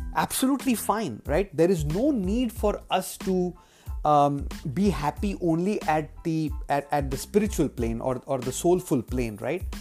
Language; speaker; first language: English; non-native, local second language; Hindi